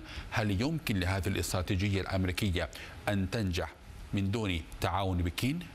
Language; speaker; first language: Arabic; native; Arabic